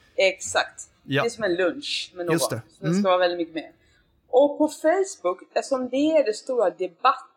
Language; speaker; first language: Swedish; native; Swedish